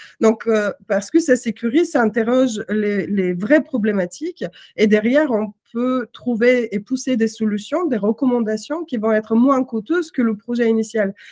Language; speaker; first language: French; non-native, fluent; Russian